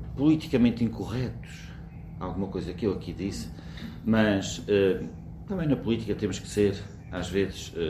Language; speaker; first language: Portuguese; native; Portuguese